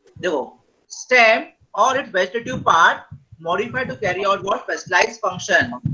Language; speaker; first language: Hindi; non-native, local second language; Marathi